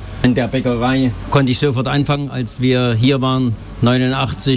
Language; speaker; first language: German; native; German